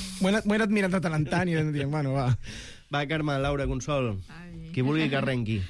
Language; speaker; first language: Catalan; native; Catalan